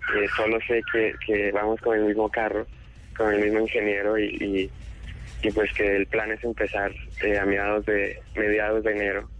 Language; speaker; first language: Spanish; native; Spanish